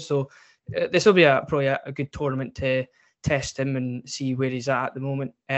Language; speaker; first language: English; native; English